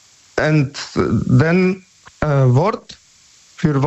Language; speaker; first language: German; non-native, learner; Polish